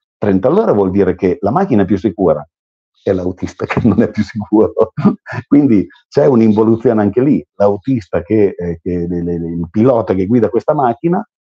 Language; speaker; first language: Italian; native; Italian